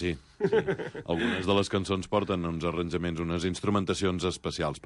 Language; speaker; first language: Catalan; native; Catalan